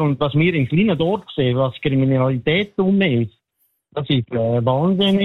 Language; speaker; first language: German; non-native, learner; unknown